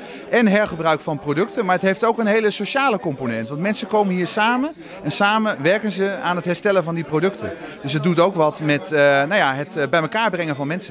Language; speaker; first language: Dutch; native; Dutch